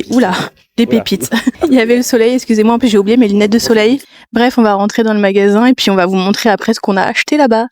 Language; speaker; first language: French; native; French